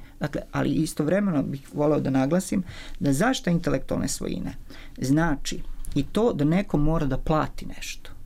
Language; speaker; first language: Serbian; native; Serbian